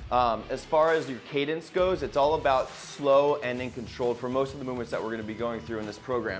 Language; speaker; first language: English; native; English